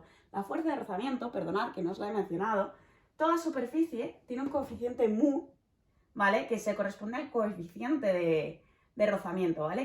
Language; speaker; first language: Spanish; native; Spanish